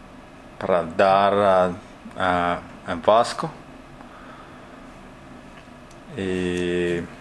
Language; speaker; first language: Spanish; non-native, learner; Portuguese